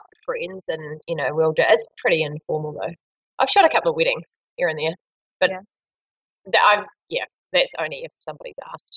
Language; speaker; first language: English; native; English